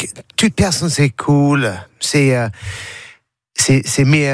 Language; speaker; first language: French; non-native, learner; English